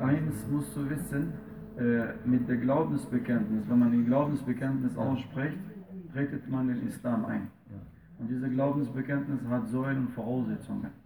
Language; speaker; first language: German; non-native, fluent; Arabic